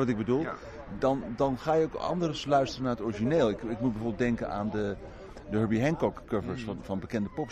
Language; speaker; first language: Dutch; native; Dutch